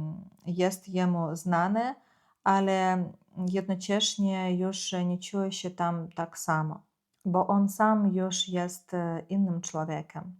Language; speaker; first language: Polish; non-native, fluent; Ukrainian